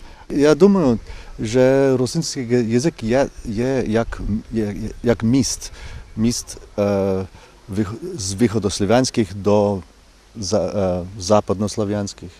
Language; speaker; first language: Ukrainian; non-native, fluent; English